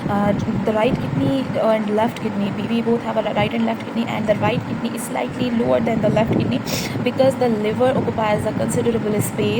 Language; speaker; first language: English; non-native, local second language; Hindi